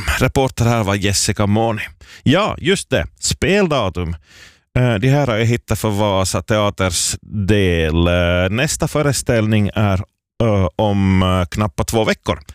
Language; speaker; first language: Swedish; native; Swedish